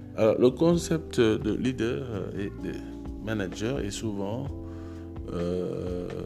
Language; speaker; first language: French; non-native, local second language; Wolof